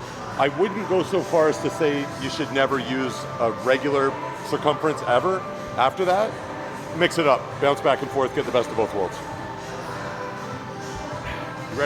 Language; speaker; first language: English; native; English